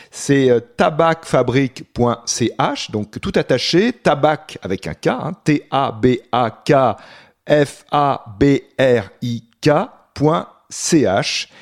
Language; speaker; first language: French; native; French